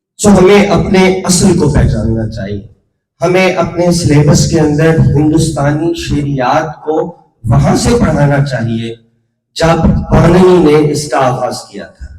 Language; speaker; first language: Urdu; non-native, local second language; Punjabi